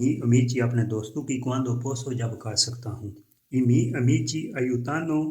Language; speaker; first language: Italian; non-native, fluent; Urdu